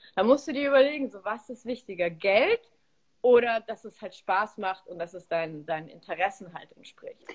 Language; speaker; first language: German; early bilingual, other home language; Polish